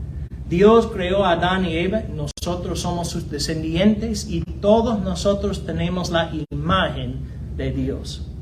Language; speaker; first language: Spanish; non-native, fluent; English